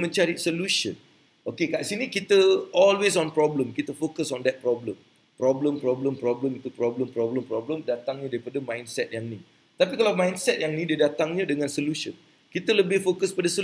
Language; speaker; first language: Malay; native; Malay